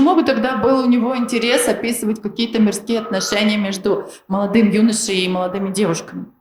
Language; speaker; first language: Russian; native; Russian